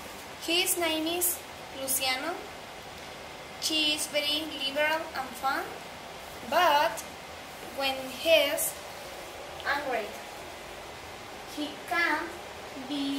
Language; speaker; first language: English; non-native, learner; Spanish